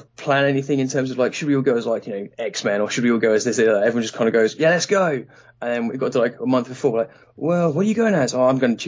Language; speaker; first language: English; native; English